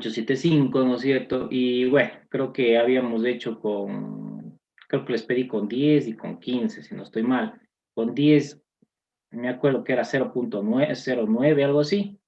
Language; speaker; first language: Spanish; native; Spanish